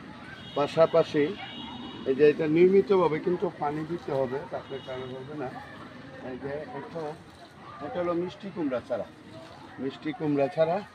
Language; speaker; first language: Bangla; native; Bangla